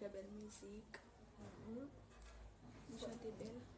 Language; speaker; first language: French; non-native, learner; Haitian Creole